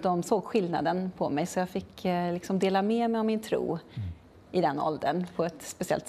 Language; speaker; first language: Swedish; native; Swedish